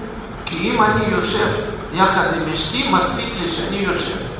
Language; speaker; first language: Hebrew; non-native, fluent; Russian